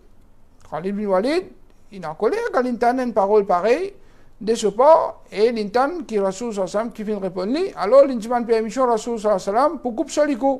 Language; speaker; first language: French; non-native, local second language; Morisyen